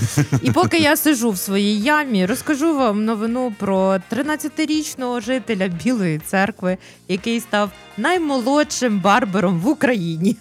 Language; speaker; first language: Ukrainian; native; Ukrainian